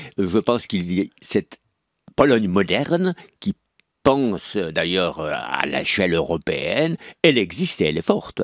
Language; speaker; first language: French; native; French